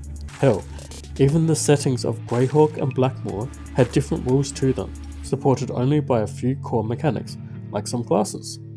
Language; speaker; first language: English; native; English